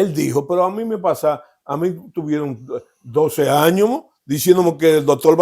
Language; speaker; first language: Spanish; native; Spanish